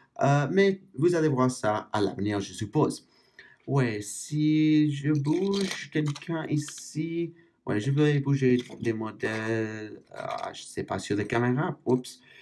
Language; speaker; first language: French; non-native, fluent; English